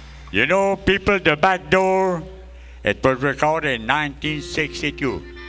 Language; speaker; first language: English; early bilingual, other home language; French